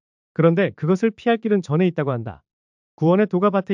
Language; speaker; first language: Korean; native; Korean